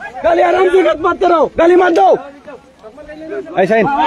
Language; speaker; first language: Hindi; non-native, learner; Bangla